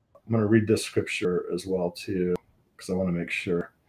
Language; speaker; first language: English; native; English